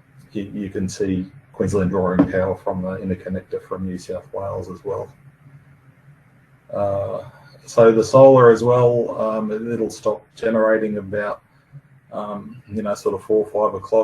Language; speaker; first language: English; native; English